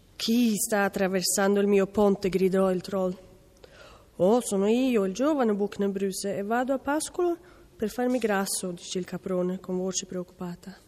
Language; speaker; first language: Italian; non-native, fluent; Norwegian